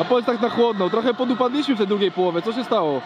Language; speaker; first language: Polish; native; Polish